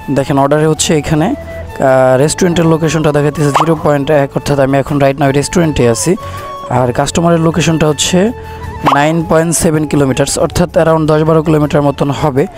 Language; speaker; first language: Bangla; native; Bangla